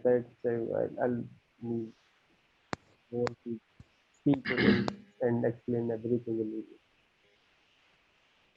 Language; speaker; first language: English; non-native, learner; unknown